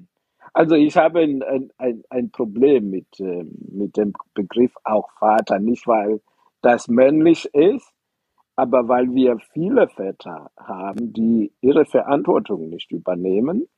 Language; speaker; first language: German; non-native, fluent; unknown